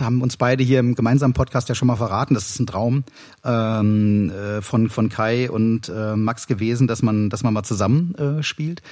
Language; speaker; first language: German; native; German